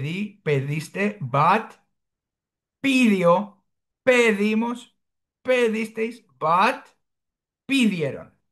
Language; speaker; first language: Spanish; non-native, fluent; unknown